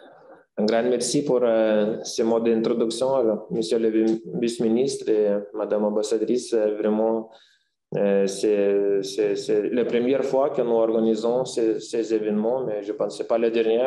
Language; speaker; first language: French; non-native, fluent; Lithuanian